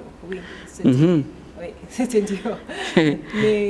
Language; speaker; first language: French; non-native, learner; English